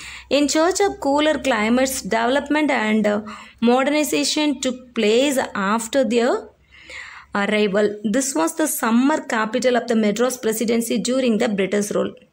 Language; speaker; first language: English; non-native, local second language; Tamil